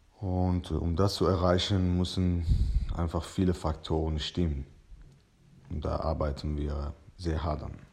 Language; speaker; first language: German; non-native, fluent; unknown